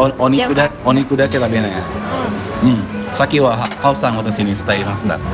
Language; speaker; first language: Japanese; non-native, learner; Indonesian